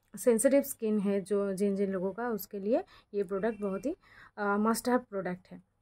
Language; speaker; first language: Hindi; non-native, local second language; Bangla